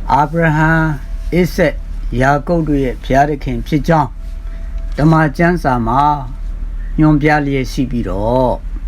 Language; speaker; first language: Burmese; non-native, local second language; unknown